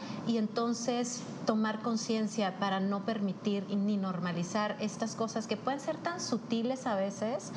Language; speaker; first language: Spanish; native; Spanish